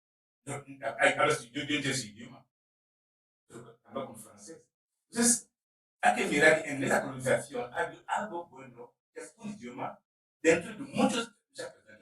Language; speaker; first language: Spanish; non-native, learner; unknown